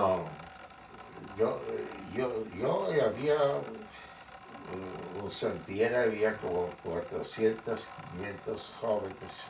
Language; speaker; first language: Spanish; non-native, fluent; Yiddish